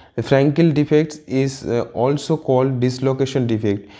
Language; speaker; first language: English; non-native, local second language; Bangla